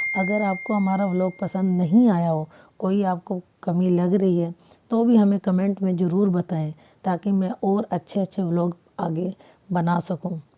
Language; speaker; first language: Hindi; non-native, local second language; Punjabi